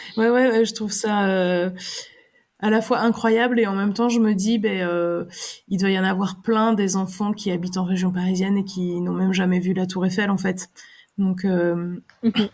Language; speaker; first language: French; native; French